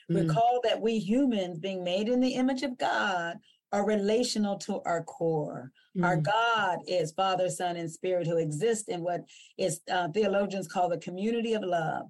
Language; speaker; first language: English; native; English